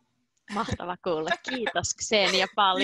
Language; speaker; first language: Finnish; native; Finnish